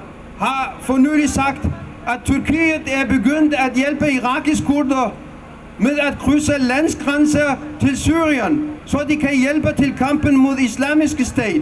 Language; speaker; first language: Danish; non-native, fluent; Kurdish